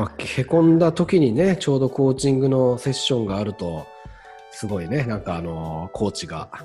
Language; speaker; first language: Japanese; native; Japanese